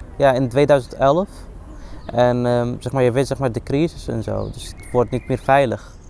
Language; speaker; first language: Dutch; non-native, fluent; Arabic